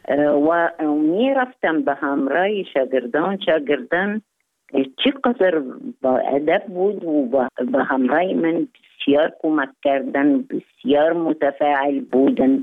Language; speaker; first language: Persian; non-native, fluent; Arabic